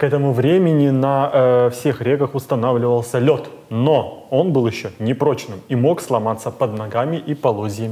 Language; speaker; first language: Russian; native; Russian